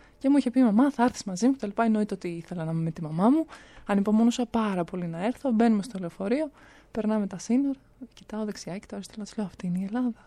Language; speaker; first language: Greek; early bilingual, other home language; Romanian